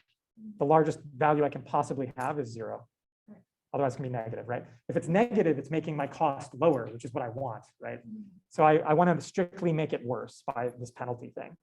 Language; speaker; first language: English; native; English